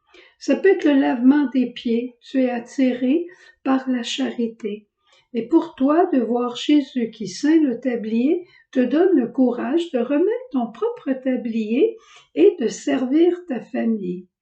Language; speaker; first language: French; native; French